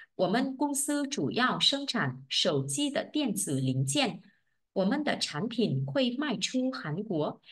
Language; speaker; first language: Chinese; non-native, fluent; Vietnamese